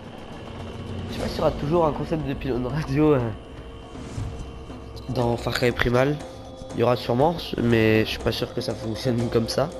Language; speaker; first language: French; native; French